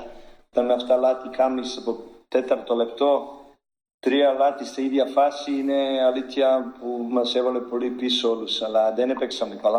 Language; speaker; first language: Greek; non-native, learner; Serbian